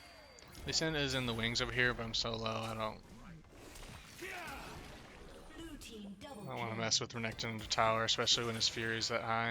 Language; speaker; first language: English; native; English